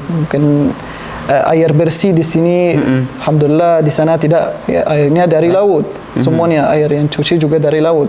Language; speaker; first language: Indonesian; non-native, learner; Arabic